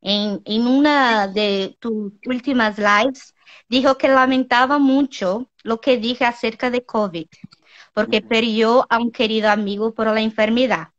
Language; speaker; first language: Spanish; non-native, learner; Portuguese